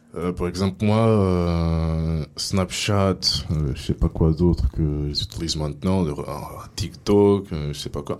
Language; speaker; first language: French; non-native, fluent; Portuguese